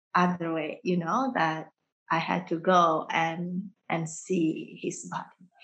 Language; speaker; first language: English; early bilingual, heritage; Indonesian